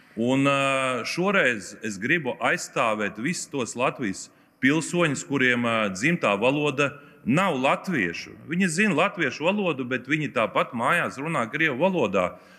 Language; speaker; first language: Latvian; native; Latvian